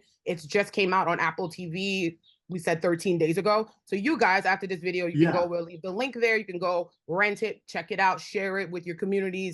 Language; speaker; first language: English; native; English